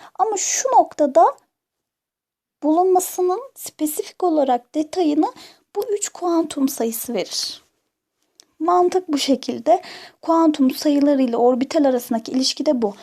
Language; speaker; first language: Turkish; native; Turkish